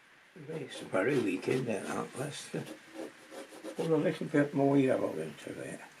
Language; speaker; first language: English; native; English